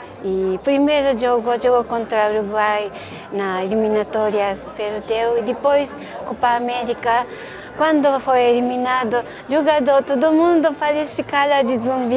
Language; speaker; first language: Portuguese; non-native, fluent; Japanese